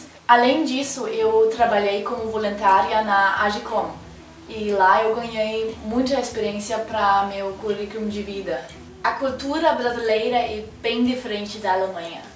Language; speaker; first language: Portuguese; non-native, fluent; German